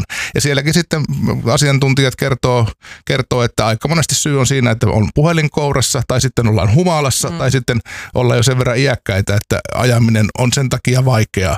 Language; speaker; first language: Finnish; native; Finnish